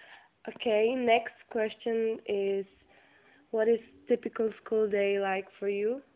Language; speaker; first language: English; non-native, learner; Czech